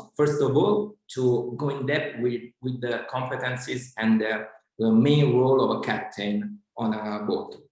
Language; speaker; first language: English; non-native, fluent; Italian